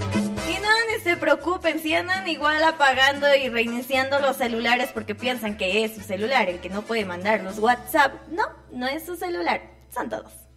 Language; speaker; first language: Spanish; native; Spanish